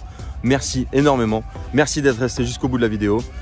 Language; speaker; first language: French; native; French